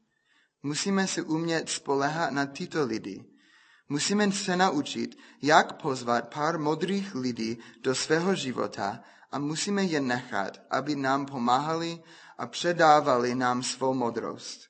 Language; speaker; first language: Czech; non-native, fluent; English